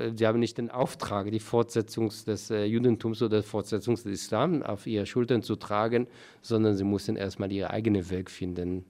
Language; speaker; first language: German; non-native, fluent; Hebrew